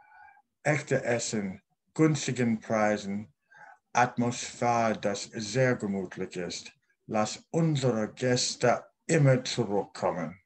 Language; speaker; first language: German; non-native, learner; English